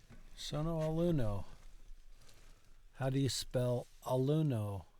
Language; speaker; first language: Italian; non-native, learner; English